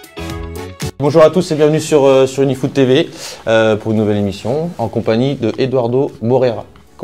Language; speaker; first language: French; native; French